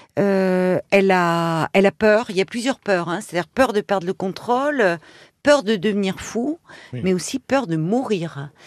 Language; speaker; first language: French; native; French